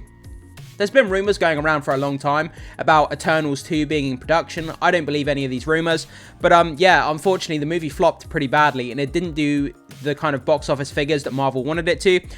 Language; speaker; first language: English; native; English